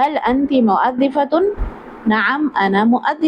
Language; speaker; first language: Arabic; non-native, learner; Urdu